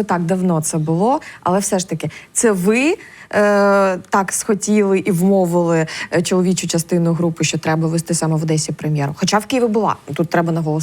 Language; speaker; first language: Ukrainian; native; Ukrainian